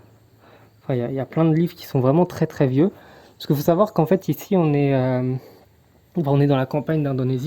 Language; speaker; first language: French; native; French